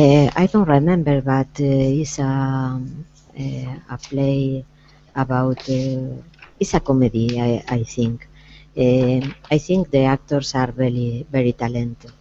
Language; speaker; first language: English; non-native, learner; Spanish